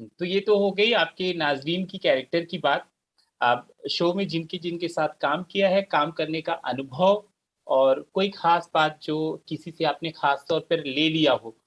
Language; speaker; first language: Hindi; native; Hindi